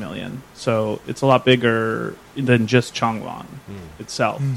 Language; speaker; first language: English; native; English